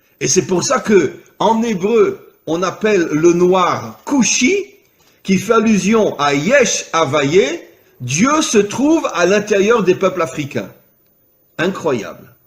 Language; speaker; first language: French; native; French